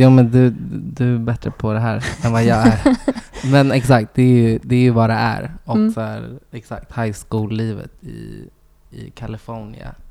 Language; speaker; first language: Swedish; native; Swedish